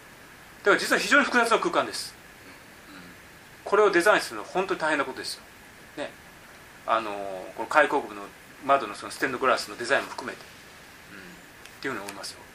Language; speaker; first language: Japanese; native; Japanese